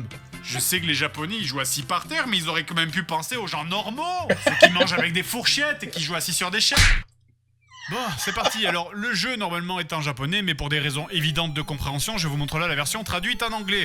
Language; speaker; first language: French; native; French